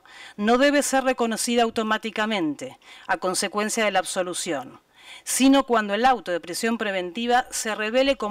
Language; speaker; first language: Spanish; native; Spanish